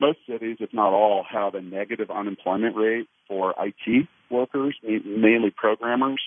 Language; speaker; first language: English; native; English